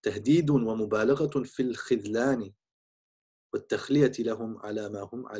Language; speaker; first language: Arabic; non-native, fluent; English